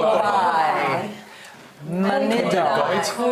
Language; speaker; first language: Welsh; non-native, learner; English